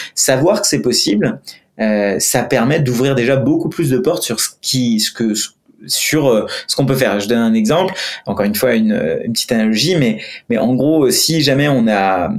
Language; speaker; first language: French; non-native, fluent; Hindi